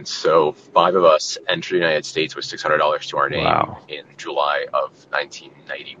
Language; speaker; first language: English; non-native, fluent; Ukrainian